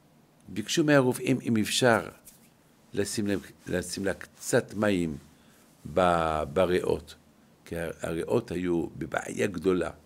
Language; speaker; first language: Hebrew; non-native, fluent; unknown